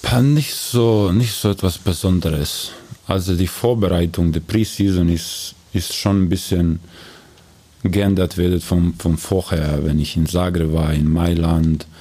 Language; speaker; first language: German; non-native, learner; Croatian